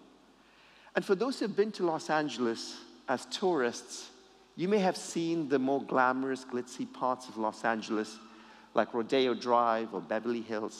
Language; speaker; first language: English; native; English